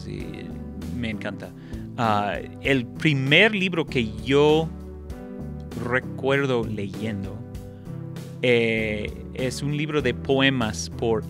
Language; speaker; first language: Spanish; non-native, fluent; English